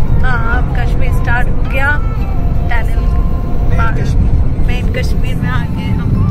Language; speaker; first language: Hindi; non-native, local second language; Bangla